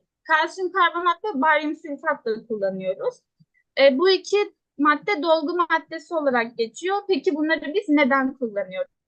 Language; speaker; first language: Turkish; native; Turkish